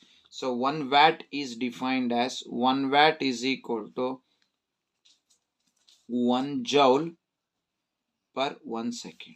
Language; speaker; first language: English; non-native, local second language; Kannada